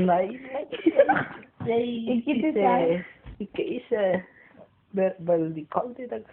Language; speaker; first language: Norwegian; non-native, learner; Filipino